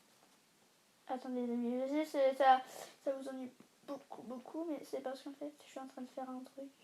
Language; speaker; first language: French; native; French